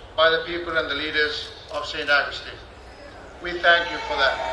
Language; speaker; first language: English; non-native, fluent; Spanish